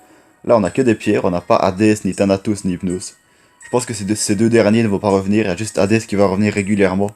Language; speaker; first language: French; native; French